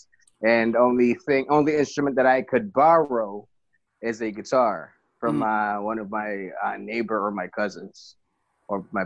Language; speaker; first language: English; non-native, local second language; Filipino